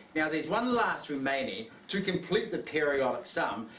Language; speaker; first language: English; native; English